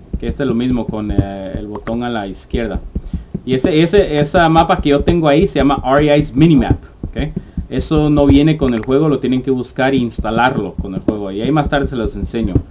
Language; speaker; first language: Spanish; early bilingual, heritage; English